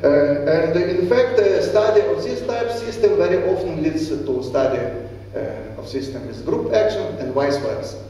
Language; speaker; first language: English; non-native, fluent; Ukrainian